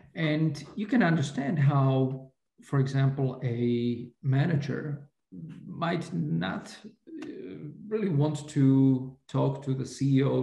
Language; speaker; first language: English; non-native, fluent; Slovak